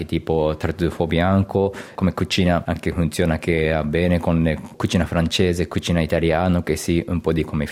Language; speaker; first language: Italian; non-native, learner; Japanese